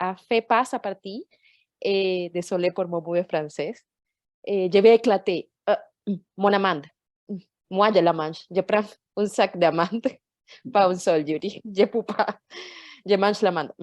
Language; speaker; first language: French; non-native, fluent; Portuguese